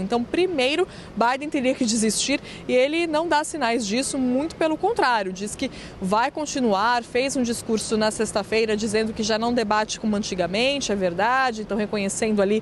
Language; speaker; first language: Portuguese; native; Portuguese